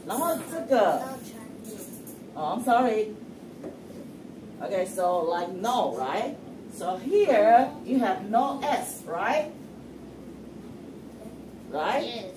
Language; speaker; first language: English; non-native, fluent; Chinese